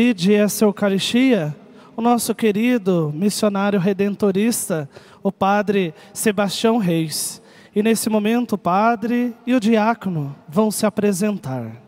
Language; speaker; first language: Portuguese; native; Portuguese